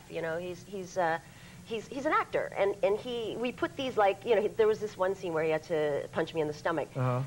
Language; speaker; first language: English; native; English